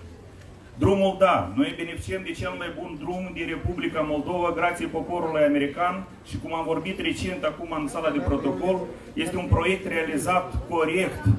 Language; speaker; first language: Romanian; native; Romanian